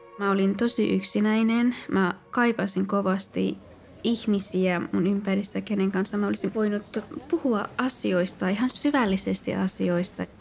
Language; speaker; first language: Finnish; non-native, fluent; Persian